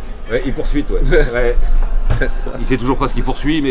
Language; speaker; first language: French; native; French